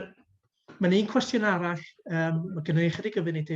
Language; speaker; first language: Welsh; native; Welsh